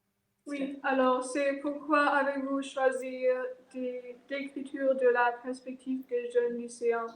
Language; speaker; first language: French; non-native, learner; German